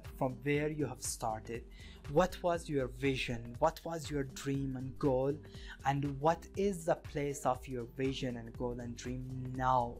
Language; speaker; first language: English; non-native, fluent; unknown